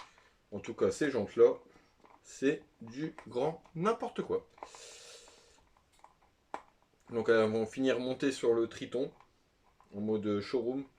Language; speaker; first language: French; native; French